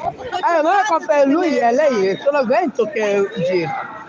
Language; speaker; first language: Italian; non-native, learner; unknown